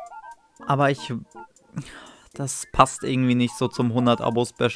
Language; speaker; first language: German; native; German